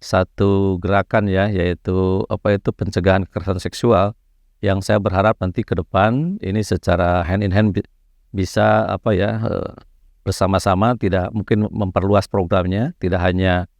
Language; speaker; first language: Indonesian; native; Indonesian